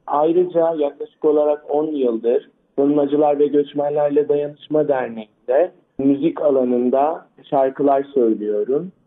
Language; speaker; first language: Turkish; early bilingual, other home language; Arabic